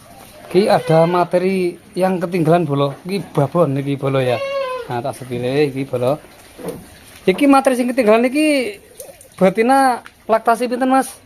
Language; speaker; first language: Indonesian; non-native, local second language; Javanese